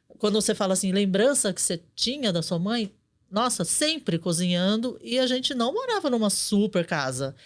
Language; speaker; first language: Portuguese; early bilingual, other home language; Korean